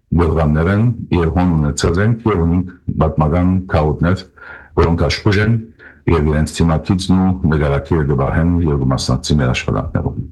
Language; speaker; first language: Armenian; early bilingual, heritage; Armenian